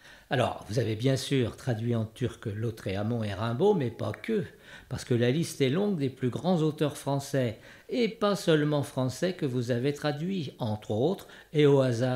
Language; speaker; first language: French; native; French